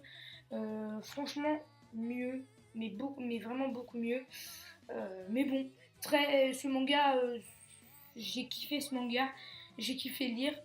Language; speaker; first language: French; native; French